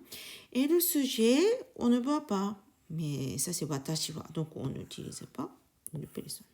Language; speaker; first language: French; non-native, learner; Japanese